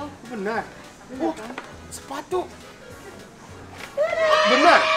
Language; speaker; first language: Indonesian; non-native, fluent; Japanese